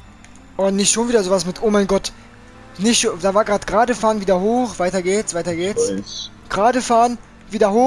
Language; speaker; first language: German; native; German